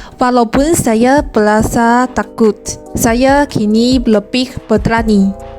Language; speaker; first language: Malay; non-native, learner; Chinese